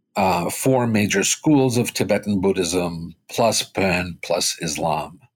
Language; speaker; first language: English; early bilingual, other home language; Spanish